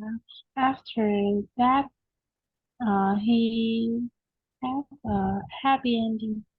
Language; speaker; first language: English; non-native, learner; Vietnamese